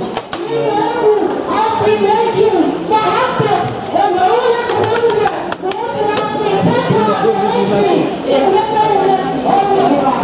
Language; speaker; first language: German; non-native, fluent; Persian